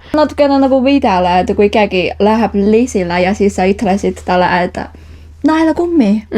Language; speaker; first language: Estonian; non-native, learner; Chinese